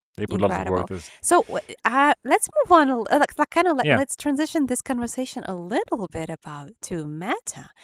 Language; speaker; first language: English; non-native, fluent; Ukrainian